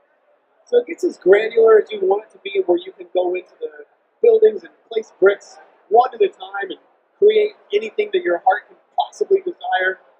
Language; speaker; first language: English; native; English